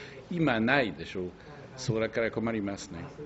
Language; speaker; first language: Japanese; non-native, fluent; French